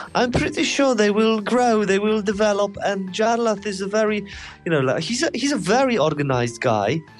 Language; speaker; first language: English; non-native, fluent; Polish